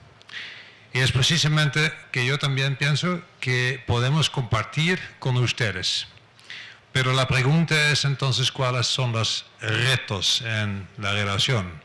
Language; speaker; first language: Spanish; non-native, fluent; Dutch